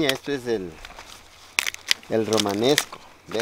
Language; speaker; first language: Spanish; native; Spanish